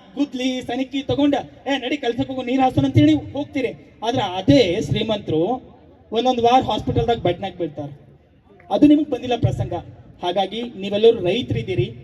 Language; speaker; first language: Kannada; native; Kannada